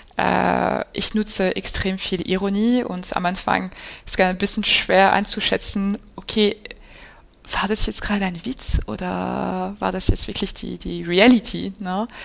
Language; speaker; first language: German; non-native, fluent; French